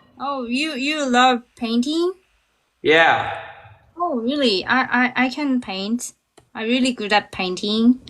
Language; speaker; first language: English; non-native, learner; Korean